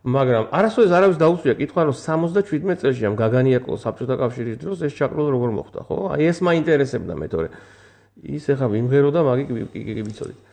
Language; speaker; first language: Georgian; native; Georgian